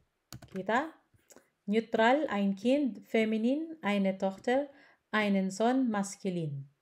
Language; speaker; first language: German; non-native, learner; Filipino